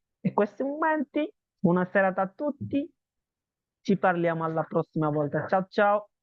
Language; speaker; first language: Italian; non-native, learner; Bangla